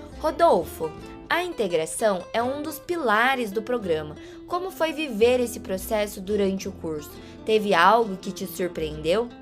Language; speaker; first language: Portuguese; native; Portuguese